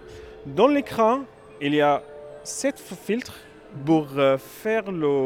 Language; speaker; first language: French; non-native, learner; Arabic